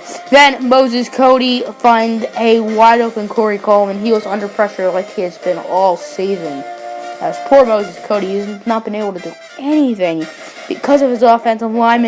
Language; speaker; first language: English; native; English